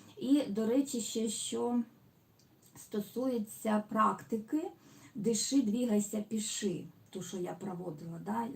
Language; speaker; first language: Ukrainian; non-native, local second language; Russian